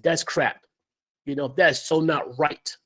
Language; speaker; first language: English; native; English